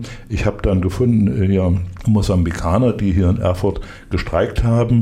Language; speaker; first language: German; native; German